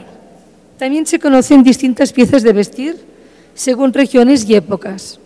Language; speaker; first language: Spanish; native; Spanish